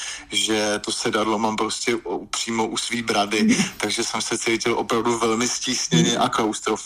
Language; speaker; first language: Czech; native; Czech